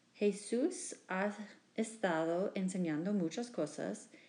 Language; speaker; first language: Spanish; non-native, learner; English